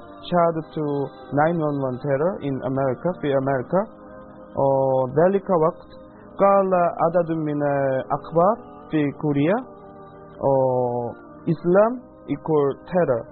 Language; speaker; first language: Arabic; non-native, learner; Korean